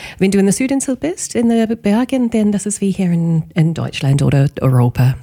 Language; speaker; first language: German; non-native, learner; English